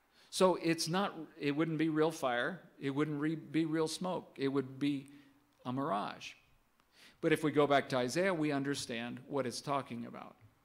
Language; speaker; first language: English; native; English